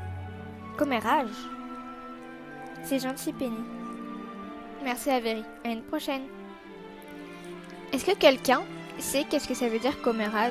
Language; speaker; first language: French; native; French